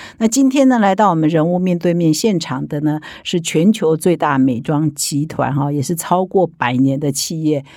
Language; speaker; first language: Chinese; native; Chinese